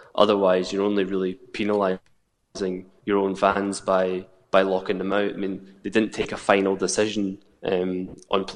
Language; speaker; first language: English; native; English